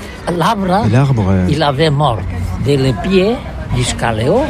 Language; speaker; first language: French; non-native, learner; Catalan